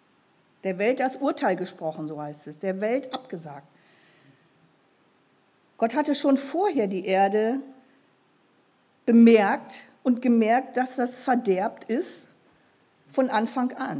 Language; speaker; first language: German; native; German